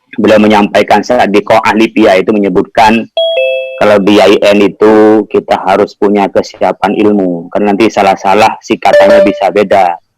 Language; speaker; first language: Indonesian; non-native, local second language; Madurese